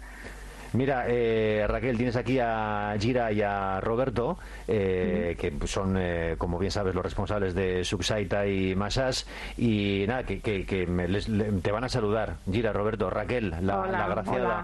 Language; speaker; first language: Spanish; native; Spanish